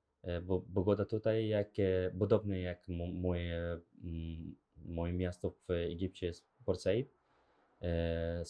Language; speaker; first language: Polish; non-native, learner; Arabic